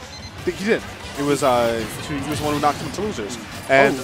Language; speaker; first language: English; native; English